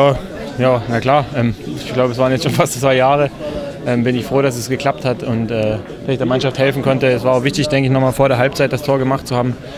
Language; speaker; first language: German; native; German